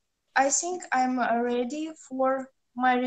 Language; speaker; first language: English; non-native, learner; Russian